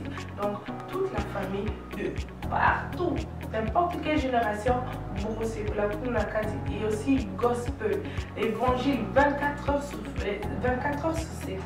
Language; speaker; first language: French; non-native, local second language; Lingala